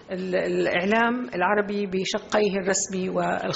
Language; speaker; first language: Arabic; native; Arabic